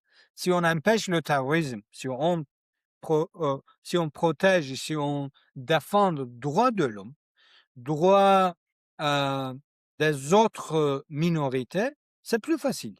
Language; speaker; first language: French; non-native, learner; Kurdish